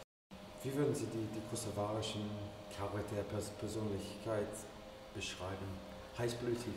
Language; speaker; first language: German; non-native, learner; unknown